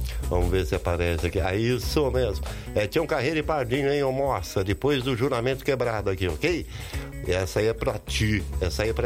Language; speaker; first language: Portuguese; native; Portuguese